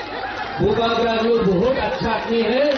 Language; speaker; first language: Hindi; non-native, local second language; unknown